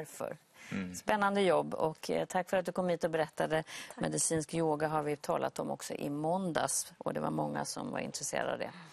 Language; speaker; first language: Swedish; native; Swedish